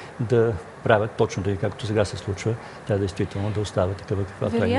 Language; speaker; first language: Bulgarian; native; Bulgarian